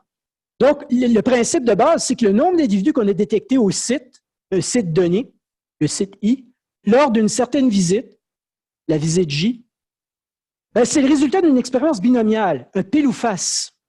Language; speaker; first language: French; native; French